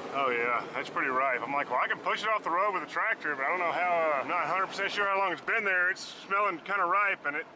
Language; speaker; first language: English; native; English